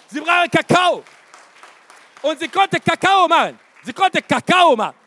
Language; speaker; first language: German; non-native, learner; Lingala